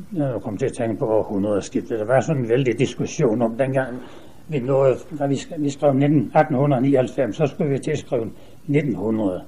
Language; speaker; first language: Danish; native; Danish